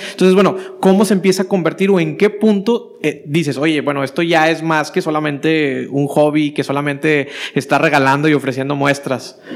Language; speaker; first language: Spanish; native; Spanish